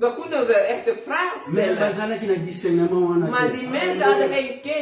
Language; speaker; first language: Dutch; non-native, learner; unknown